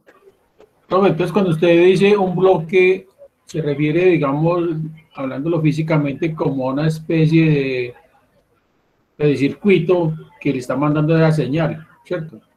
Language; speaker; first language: Spanish; native; Spanish